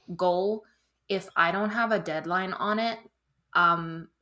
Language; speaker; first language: English; non-native, fluent; German